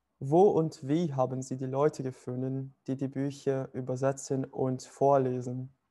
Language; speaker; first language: German; non-native, fluent; Portuguese